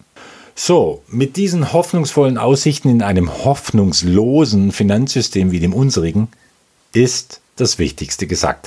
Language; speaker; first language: German; native; German